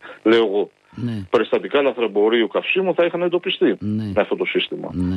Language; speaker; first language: Greek; native; Greek